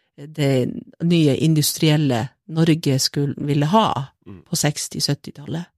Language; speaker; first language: Norwegian; native; Norwegian